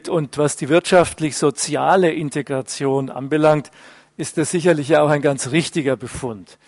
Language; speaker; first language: German; native; German